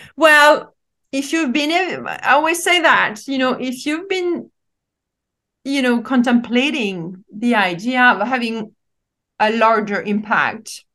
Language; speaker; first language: English; non-native, fluent; French